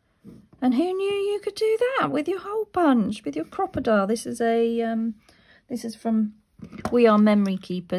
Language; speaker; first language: English; native; English